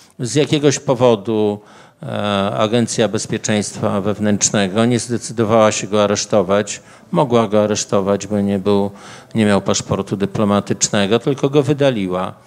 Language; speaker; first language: Polish; native; Polish